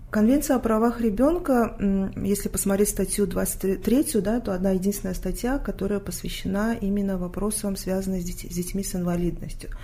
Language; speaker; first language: Russian; non-native, local second language; Tajik